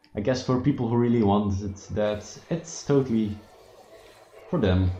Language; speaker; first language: English; non-native, fluent; Dutch